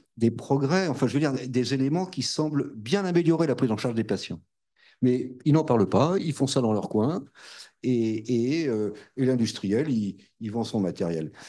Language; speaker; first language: French; native; French